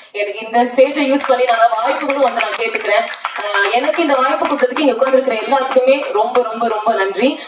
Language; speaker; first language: Tamil; native; Tamil